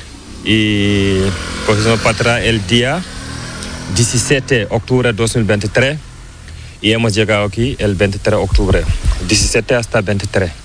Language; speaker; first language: Spanish; non-native, learner; Fula